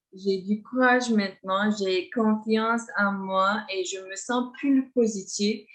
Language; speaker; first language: French; non-native, fluent; Turkish